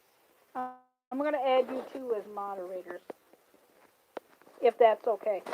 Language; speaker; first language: English; native; English